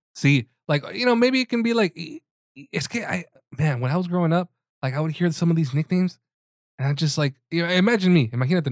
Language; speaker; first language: English; early bilingual, other home language; Spanish